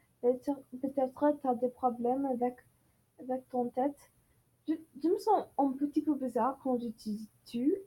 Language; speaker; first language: French; non-native, learner; English